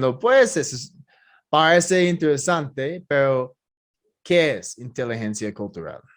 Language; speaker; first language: Spanish; non-native, fluent; English